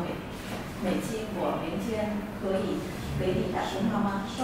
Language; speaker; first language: Chinese; non-native, learner; Vietnamese